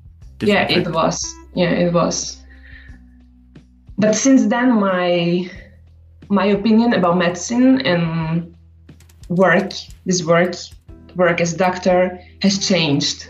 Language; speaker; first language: English; non-native, fluent; Slovak